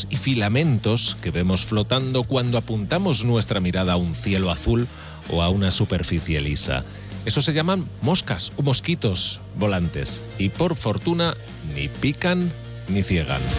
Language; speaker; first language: Spanish; native; Spanish